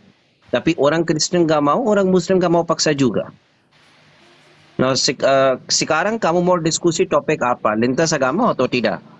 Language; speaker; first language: Indonesian; non-native, learner; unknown